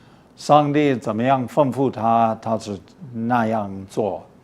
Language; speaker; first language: Chinese; early bilingual, heritage; English